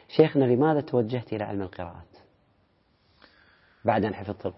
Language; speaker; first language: Arabic; native; Arabic